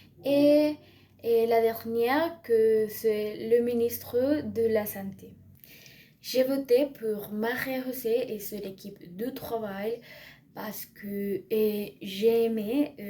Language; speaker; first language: French; non-native, learner; Spanish